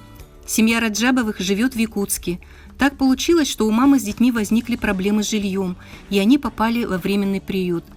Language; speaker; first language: Russian; native; Russian